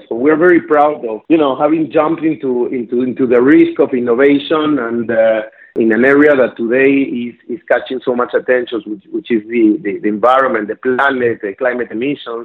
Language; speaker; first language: English; non-native, fluent; Spanish